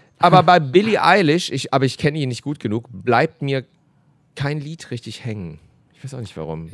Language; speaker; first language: German; early bilingual, other home language; Korean